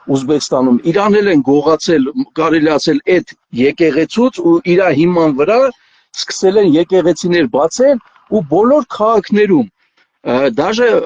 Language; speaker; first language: Armenian; native; Armenian